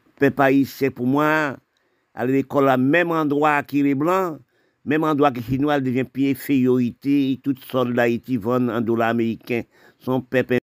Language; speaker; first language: French; non-native, local second language; Haitian Creole